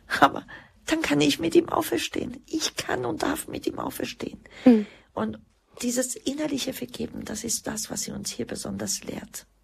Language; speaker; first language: German; early bilingual, other home language; Croatian